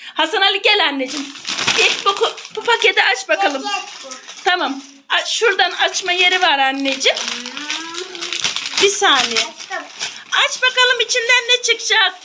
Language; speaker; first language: Turkish; native; Turkish